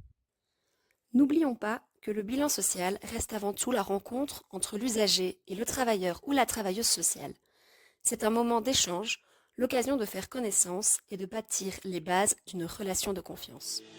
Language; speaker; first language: French; native; French